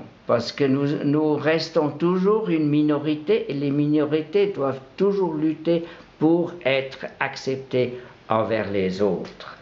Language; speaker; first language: French; non-native, local second language; German